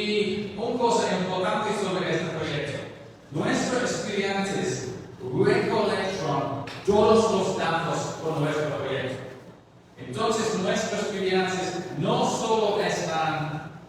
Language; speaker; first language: Spanish; non-native, learner; English